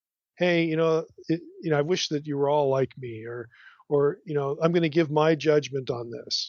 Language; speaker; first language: English; native; English